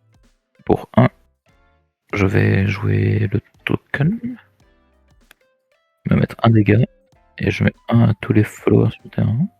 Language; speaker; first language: French; native; French